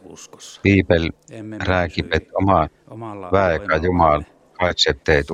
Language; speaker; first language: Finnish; non-native, learner; Estonian